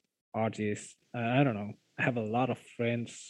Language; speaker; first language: English; non-native, fluent; Spanish